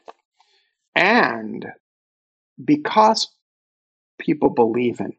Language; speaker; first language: English; native; English